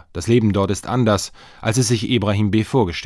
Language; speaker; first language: German; native; German